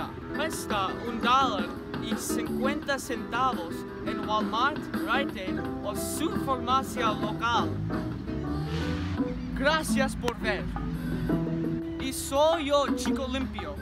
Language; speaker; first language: Spanish; non-native, learner; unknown